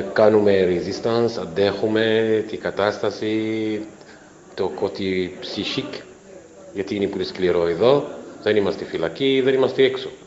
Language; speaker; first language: Greek; non-native, learner; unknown